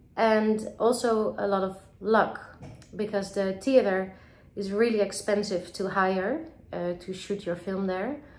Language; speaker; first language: English; non-native, fluent; Dutch